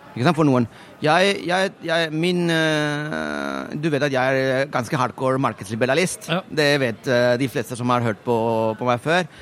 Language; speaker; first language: Norwegian; non-native, fluent; Spanish